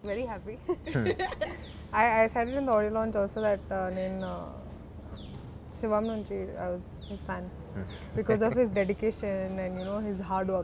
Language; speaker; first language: Telugu; non-native, learner; Hindi